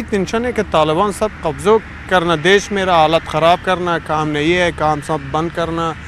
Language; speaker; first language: Hindi; non-native, learner; Persian